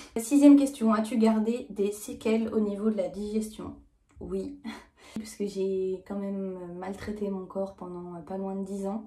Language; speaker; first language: French; native; French